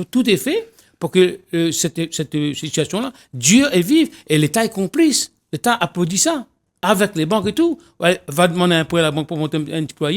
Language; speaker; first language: French; non-native, local second language; Réunion Creole French